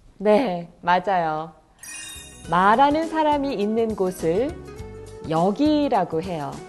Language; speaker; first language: Korean; native; Korean